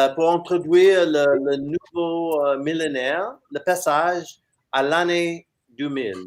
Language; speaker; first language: French; non-native, fluent; English